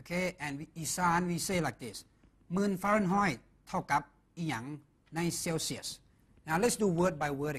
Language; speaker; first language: English; non-native, fluent; Thai